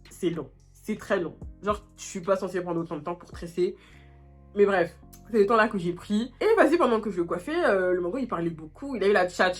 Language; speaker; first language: French; native; French